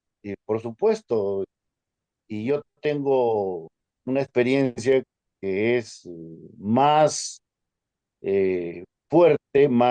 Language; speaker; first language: Spanish; native; Spanish